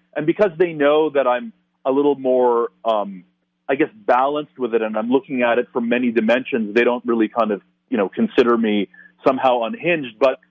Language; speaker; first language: English; native; English